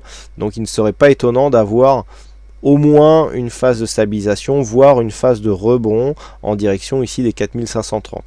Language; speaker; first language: French; native; French